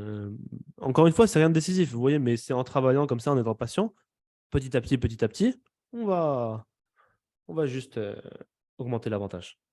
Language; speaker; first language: French; native; French